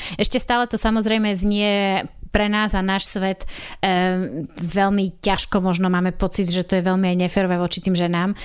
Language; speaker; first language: Slovak; native; Slovak